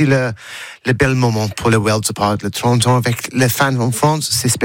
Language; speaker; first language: French; non-native, learner; English